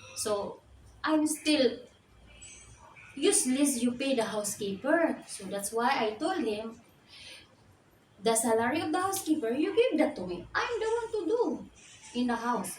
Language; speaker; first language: English; non-native, local second language; Cebuano